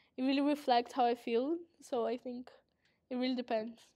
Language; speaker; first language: English; non-native, fluent; Portuguese